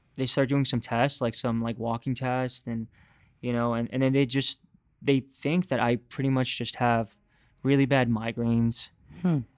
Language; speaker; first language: English; native; English